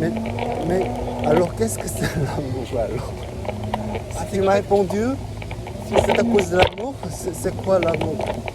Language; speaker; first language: French; non-native, fluent; Korean